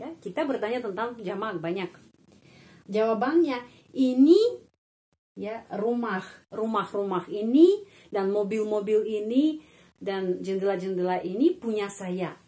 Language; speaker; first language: Indonesian; non-native, fluent; Russian